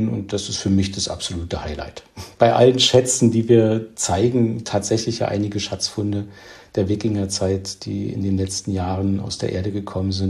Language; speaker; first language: German; native; German